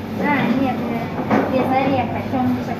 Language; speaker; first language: Russian; non-native, fluent; Tajik